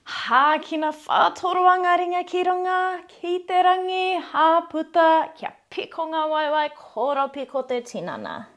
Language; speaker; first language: Māori; non-native, local second language; English